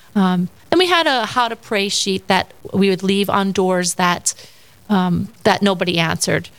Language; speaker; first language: English; native; English